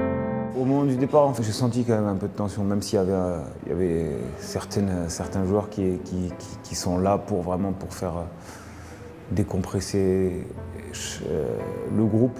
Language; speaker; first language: French; native; French